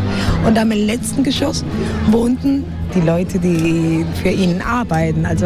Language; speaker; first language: German; non-native, fluent; Spanish